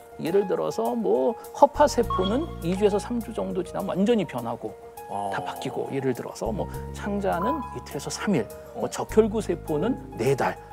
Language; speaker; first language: Korean; native; Korean